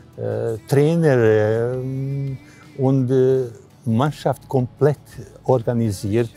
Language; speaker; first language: German; non-native, learner; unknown